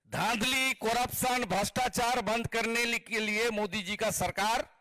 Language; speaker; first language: Hindi; non-native, local second language; Bangla